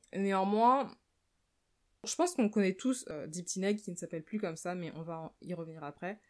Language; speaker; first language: French; native; French